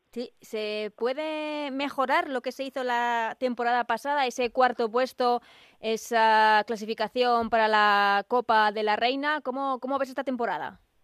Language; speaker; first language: Spanish; native; Spanish